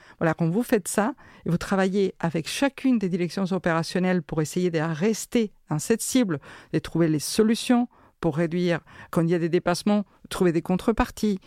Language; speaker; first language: French; non-native, fluent; Spanish